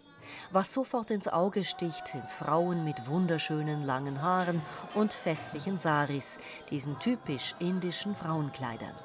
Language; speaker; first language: German; native; German